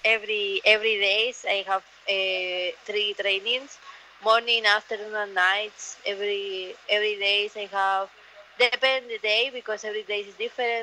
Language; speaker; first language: English; non-native, learner; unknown